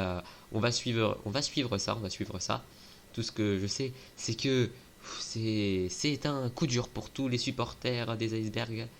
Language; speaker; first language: French; native; French